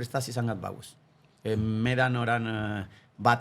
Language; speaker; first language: Indonesian; non-native, fluent; Spanish